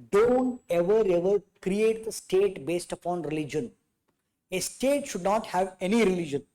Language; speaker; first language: English; non-native, local second language; Kannada